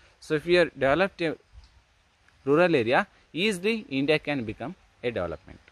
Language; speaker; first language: English; non-native, local second language; Kannada